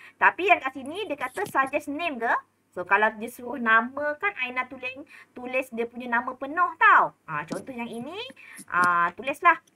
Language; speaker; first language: Malay; native; Malay